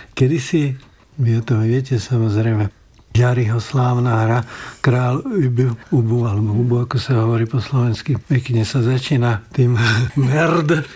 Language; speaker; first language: Slovak; native; Slovak